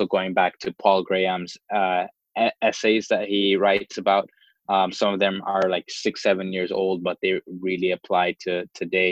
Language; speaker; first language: English; non-native, local second language; Swahili